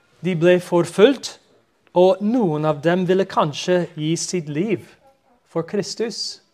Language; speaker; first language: Norwegian; non-native, fluent; English